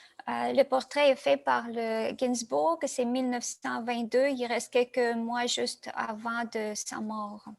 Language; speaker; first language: French; non-native, fluent; Russian